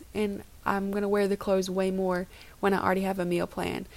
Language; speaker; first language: English; native; English